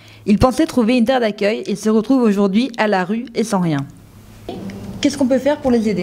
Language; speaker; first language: French; native; French